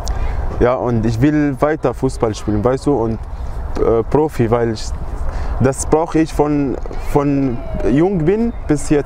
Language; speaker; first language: German; non-native, learner; Arabic